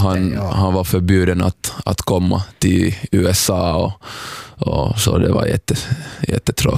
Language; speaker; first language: Swedish; non-native, local second language; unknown